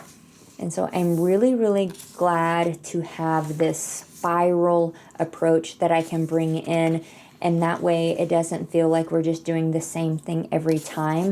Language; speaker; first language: English; native; English